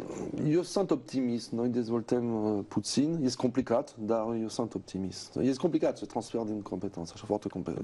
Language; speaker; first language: Romanian; non-native, learner; French